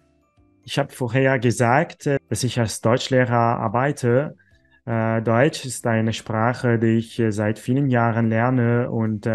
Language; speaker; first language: German; non-native, fluent; Italian